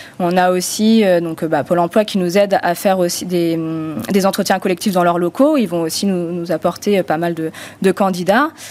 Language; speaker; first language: French; non-native, fluent; Romanian